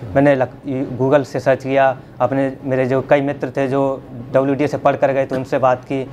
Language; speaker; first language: Hindi; native; Hindi